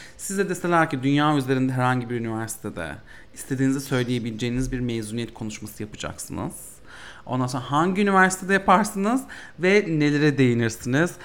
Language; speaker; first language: Turkish; native; Turkish